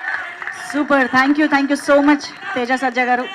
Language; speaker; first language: Telugu; native; Telugu